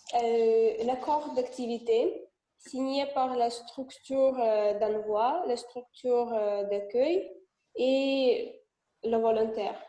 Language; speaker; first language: French; non-native, learner; Russian